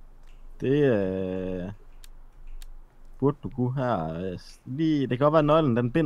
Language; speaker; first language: Danish; native; Danish